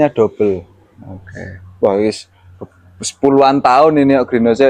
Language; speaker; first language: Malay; non-native, local second language; Javanese